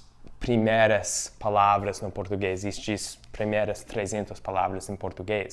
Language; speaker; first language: Portuguese; non-native, fluent; English